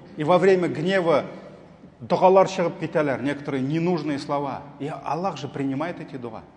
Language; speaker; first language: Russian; non-native, local second language; Tatar